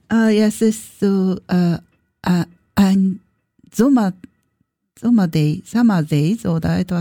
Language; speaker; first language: German; non-native, learner; Japanese